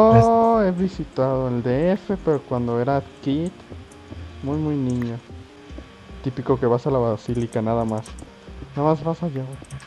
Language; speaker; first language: Spanish; native; Spanish